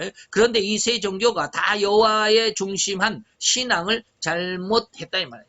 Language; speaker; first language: Korean; native; Korean